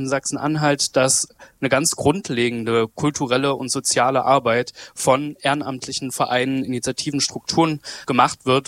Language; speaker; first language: German; native; German